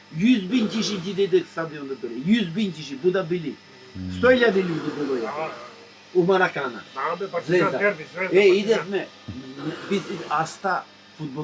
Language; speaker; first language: Turkish; non-native, local second language; Albanian